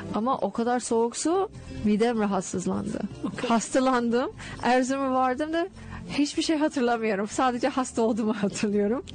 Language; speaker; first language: Turkish; non-native, fluent; English